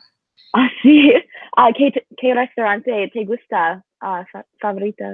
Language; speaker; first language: Spanish; non-native, learner; English